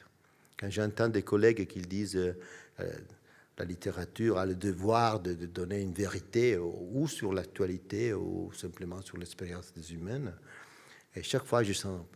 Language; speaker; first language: French; non-native, fluent; Italian